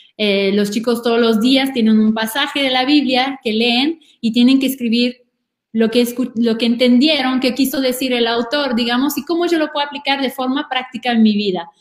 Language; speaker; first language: Spanish; non-native, fluent; French